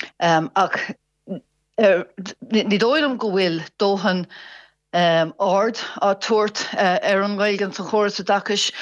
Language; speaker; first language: Irish; non-native, local second language; English